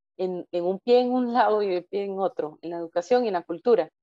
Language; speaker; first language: Spanish; native; Spanish